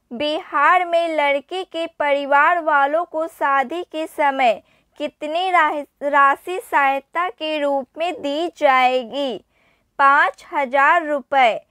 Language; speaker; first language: Hindi; native; Hindi